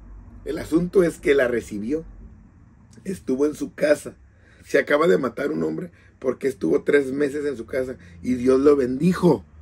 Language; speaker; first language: Spanish; native; Spanish